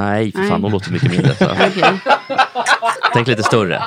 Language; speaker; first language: Swedish; native; Swedish